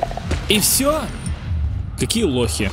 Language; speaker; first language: Russian; native; Russian